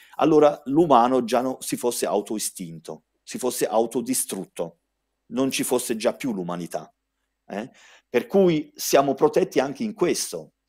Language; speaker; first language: Italian; early bilingual, heritage; Italian